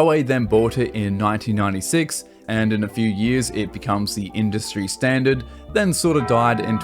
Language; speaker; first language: English; native; English